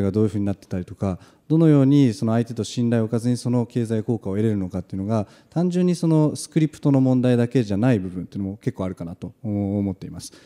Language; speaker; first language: Japanese; native; Japanese